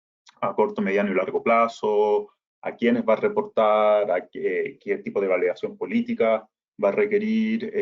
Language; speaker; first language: Spanish; native; Spanish